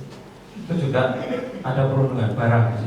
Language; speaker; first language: Indonesian; native; Indonesian